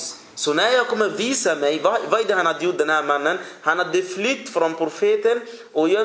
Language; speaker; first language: Swedish; early bilingual, other home language; Arabic